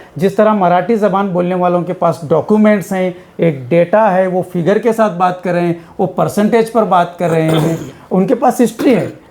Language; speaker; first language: Hindi; non-native, local second language; Urdu